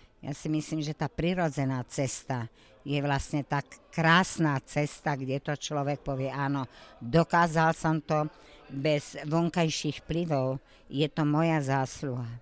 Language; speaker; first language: Slovak; native; Slovak